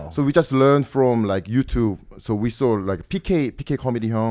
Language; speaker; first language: English; early bilingual, other home language; Korean